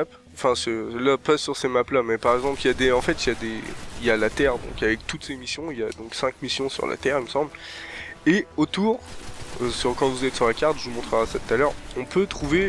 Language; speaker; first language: French; native; French